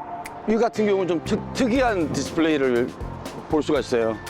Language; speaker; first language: Korean; native; Korean